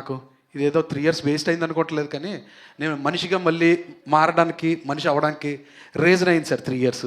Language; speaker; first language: Telugu; native; Telugu